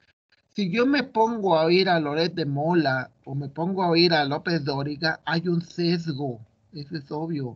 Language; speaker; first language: Spanish; native; Spanish